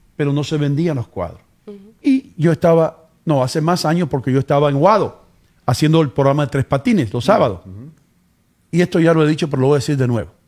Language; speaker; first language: Spanish; early bilingual, heritage; Spanish